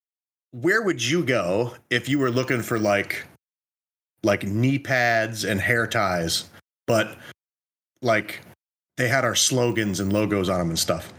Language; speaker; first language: English; native; English